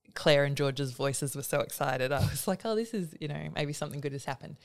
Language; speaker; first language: English; native; English